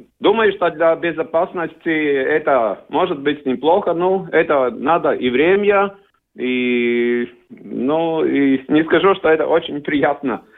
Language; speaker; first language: Russian; non-native, learner; Latvian